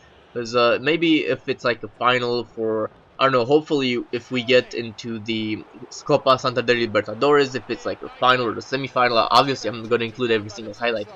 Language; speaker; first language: English; native; English